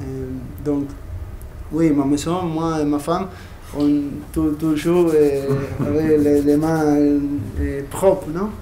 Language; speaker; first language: French; non-native, learner; Spanish